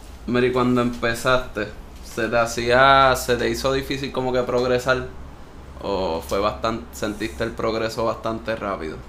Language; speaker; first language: Spanish; native; Spanish